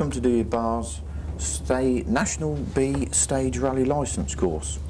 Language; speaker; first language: English; native; English